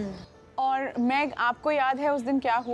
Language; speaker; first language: Hindi; native; Hindi